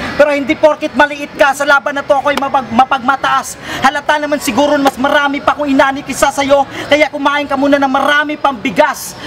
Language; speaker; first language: Filipino; non-native, local second language; Cebuano